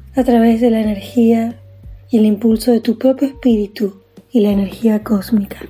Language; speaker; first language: English; non-native, fluent; Spanish